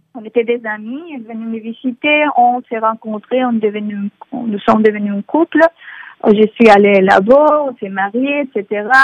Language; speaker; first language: French; non-native, fluent; Spanish